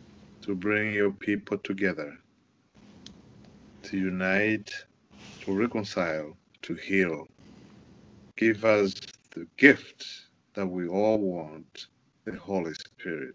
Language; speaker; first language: English; non-native, local second language; Kinyarwanda